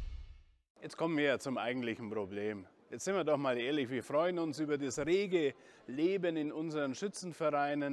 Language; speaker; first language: German; native; German